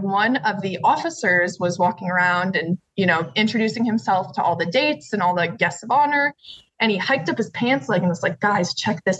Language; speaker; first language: English; native; English